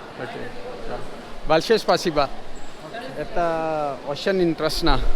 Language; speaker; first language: Russian; non-native, learner; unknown